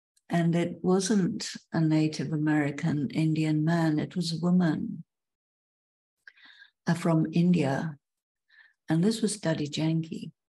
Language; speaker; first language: English; native; English